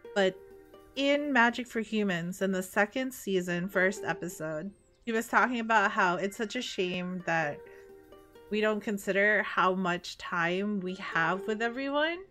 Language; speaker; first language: English; native; English